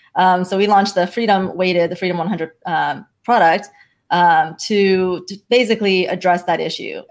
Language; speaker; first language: English; early bilingual, other home language; Chinese